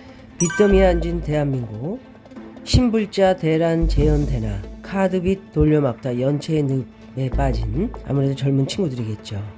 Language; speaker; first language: Korean; native; Korean